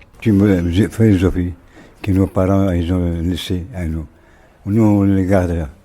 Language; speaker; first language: French; non-native, local second language; Arabic